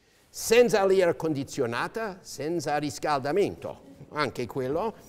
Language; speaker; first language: Italian; non-native, learner; English